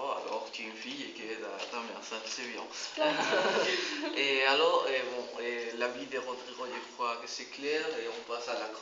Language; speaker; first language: French; non-native, learner; Spanish